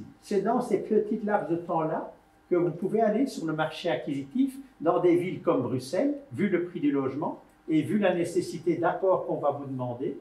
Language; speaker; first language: French; native; French